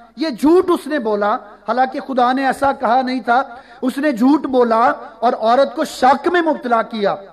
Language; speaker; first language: Urdu; non-native, local second language; Punjabi